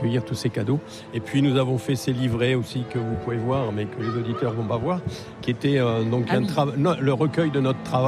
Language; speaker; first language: French; native; French